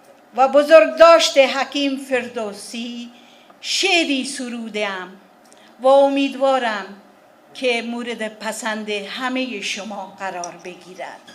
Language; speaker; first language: Persian; non-native, fluent; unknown